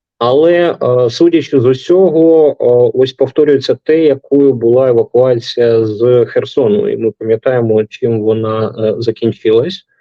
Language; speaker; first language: Ukrainian; non-native, local second language; Russian